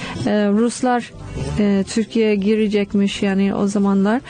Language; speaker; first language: Turkish; non-native, fluent; English